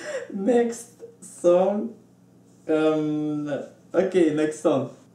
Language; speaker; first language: English; non-native, learner; Russian